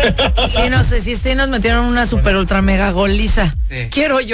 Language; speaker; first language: Spanish; native; Spanish